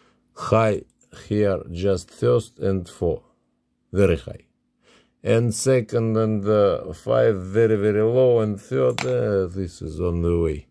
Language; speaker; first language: English; non-native, learner; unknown